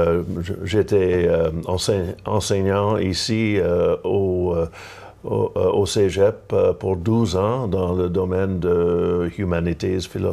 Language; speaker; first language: French; non-native, local second language; English